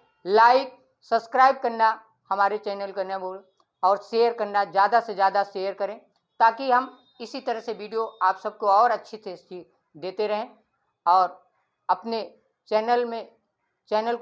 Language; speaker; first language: Hindi; native; Hindi